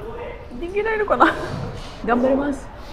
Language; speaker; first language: Japanese; non-native, learner; Arabic